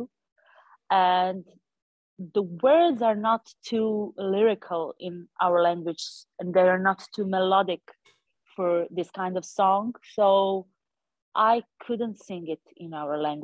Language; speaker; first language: English; non-native, fluent; Serbian